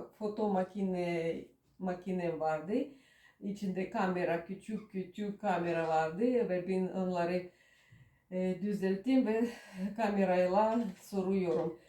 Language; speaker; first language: Turkish; non-native, learner; Russian